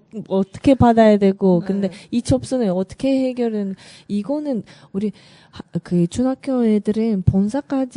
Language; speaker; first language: Korean; non-native, learner; Russian